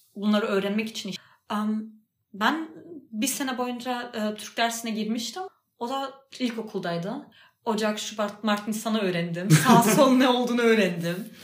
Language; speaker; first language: Turkish; early bilingual, heritage; Turkish